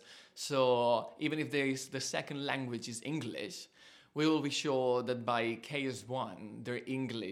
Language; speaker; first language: English; non-native, fluent; Spanish